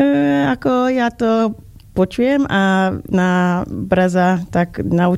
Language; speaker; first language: Slovak; non-native, learner; English